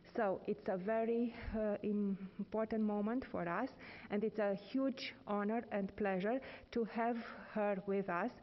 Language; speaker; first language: English; non-native, fluent; Romanian